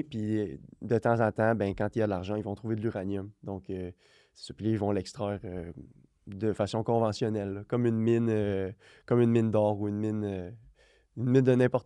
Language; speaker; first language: French; native; French